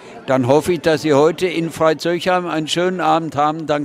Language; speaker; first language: German; native; German